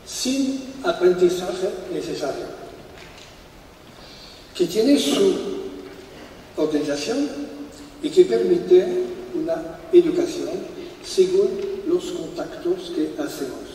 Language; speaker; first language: Spanish; non-native, fluent; French